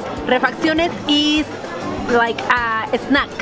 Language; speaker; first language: English; non-native, learner; Spanish